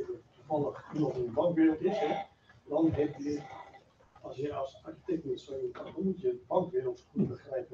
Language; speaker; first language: Dutch; non-native, fluent; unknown